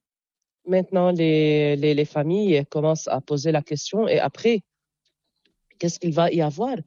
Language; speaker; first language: French; non-native, local second language; Arabic